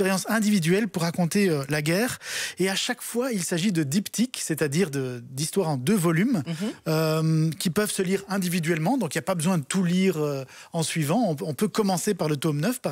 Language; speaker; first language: French; native; French